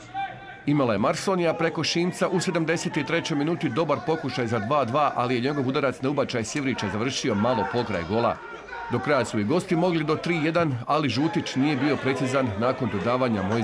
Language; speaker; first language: Serbian; native; Serbian